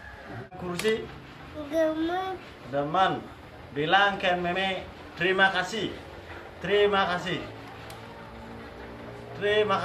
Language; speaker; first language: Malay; non-native, local second language; Balinese